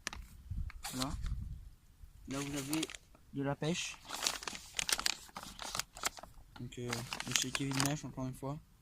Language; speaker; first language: French; native; French